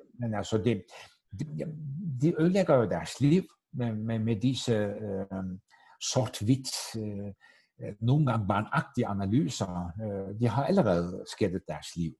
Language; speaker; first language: Danish; non-native, fluent; Turkish